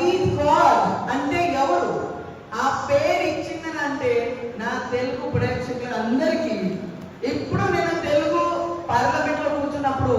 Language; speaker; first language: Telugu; non-native, fluent; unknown